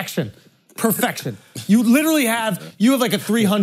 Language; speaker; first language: English; native; English